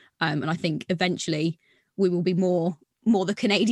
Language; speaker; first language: English; native; English